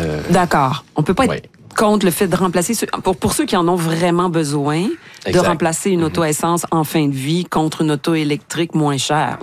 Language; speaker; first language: French; native; French